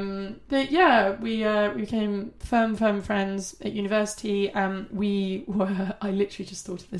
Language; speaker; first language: English; native; English